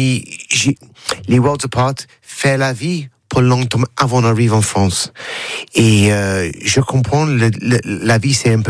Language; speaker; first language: French; non-native, learner; English